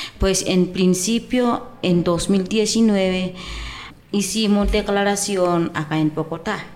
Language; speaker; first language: Spanish; non-native, local second language; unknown